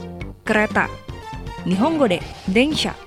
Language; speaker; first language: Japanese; non-native, fluent; Indonesian